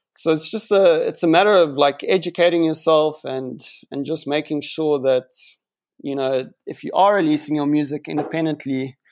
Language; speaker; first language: English; native; English